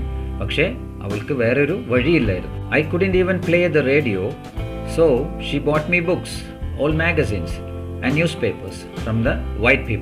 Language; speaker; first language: Malayalam; native; Malayalam